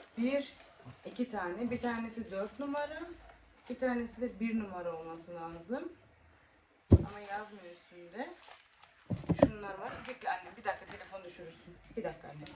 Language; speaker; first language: Turkish; early bilingual, heritage; Turkish